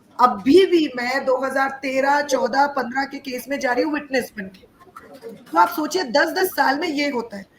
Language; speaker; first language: Hindi; non-native, local second language; Bangla